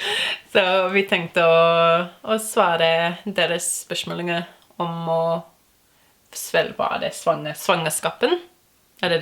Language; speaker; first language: Norwegian; non-native, learner; English